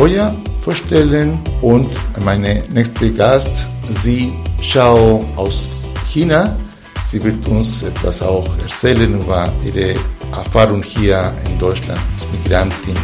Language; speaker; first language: German; non-native, fluent; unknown